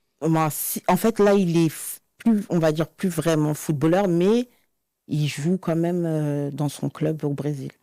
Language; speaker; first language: French; native; French